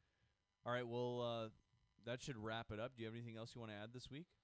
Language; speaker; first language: English; native; English